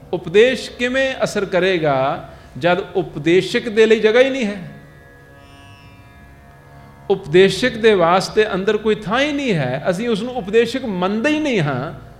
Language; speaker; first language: Punjabi; early bilingual, heritage; Punjabi